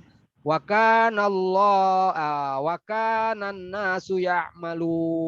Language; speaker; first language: Arabic; non-native, fluent; Indonesian